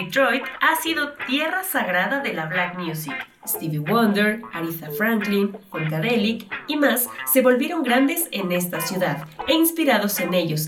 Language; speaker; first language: Spanish; native; Spanish